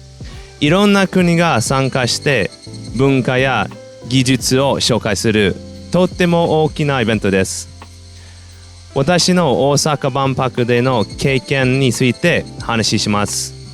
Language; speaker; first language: Japanese; non-native, fluent; English